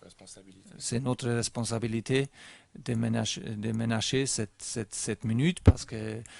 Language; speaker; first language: French; non-native, learner; German